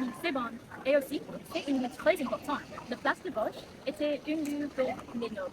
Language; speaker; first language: French; non-native, learner; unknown